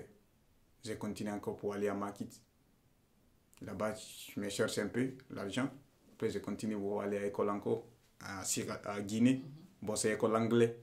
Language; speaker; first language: French; non-native, learner; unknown